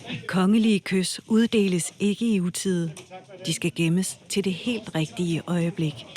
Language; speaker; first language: Danish; native; Danish